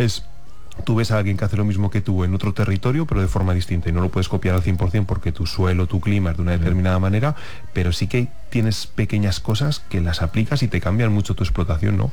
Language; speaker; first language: Spanish; native; Spanish